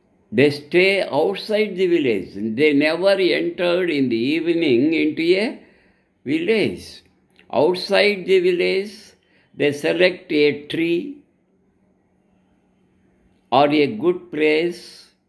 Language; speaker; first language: English; non-native, local second language; Telugu